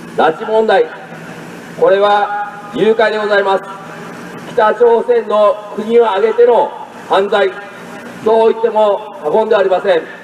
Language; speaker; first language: Japanese; native; Japanese